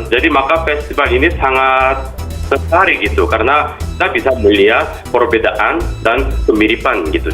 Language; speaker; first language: Indonesian; non-native, fluent; Korean